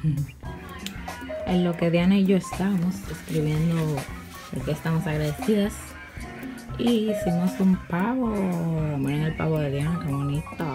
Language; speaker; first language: Spanish; native; Spanish